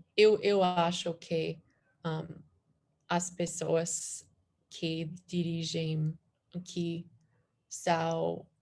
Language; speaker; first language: Portuguese; non-native, learner; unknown